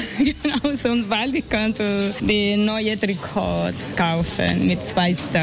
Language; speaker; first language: German; non-native, learner; Spanish